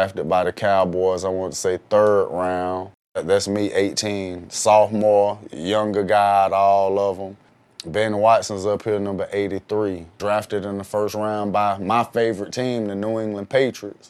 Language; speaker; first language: English; native; English